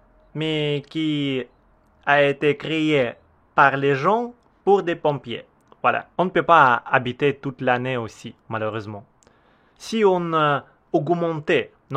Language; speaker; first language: French; non-native, learner; Russian